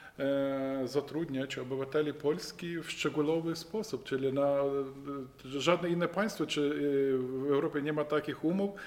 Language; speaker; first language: Polish; non-native, fluent; Ukrainian